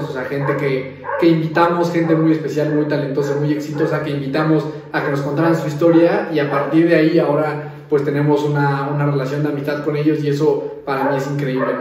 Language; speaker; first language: Spanish; native; Spanish